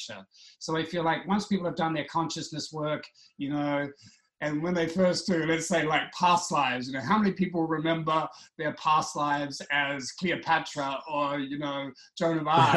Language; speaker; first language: English; native; English